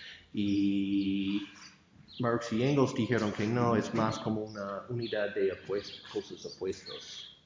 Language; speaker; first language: Spanish; non-native, fluent; English